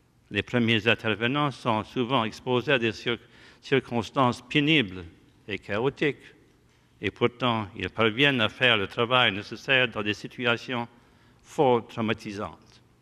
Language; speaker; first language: French; early bilingual, heritage; French